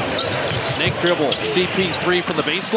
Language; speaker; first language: English; native; English